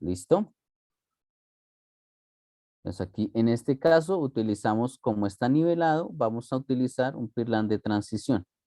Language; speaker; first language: Spanish; native; Spanish